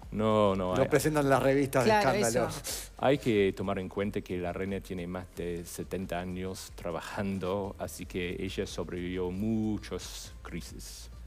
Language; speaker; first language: Spanish; non-native, fluent; English